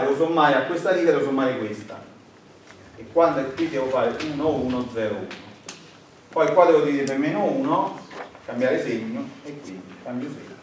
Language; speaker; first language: Italian; native; Italian